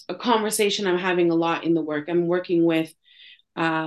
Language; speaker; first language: English; native; English